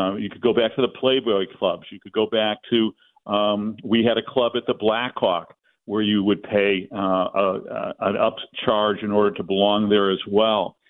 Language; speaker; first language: English; native; English